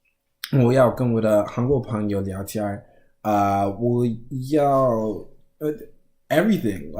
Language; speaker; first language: Chinese; non-native, learner; English